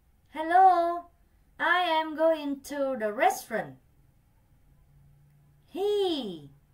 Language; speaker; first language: English; non-native, fluent; Vietnamese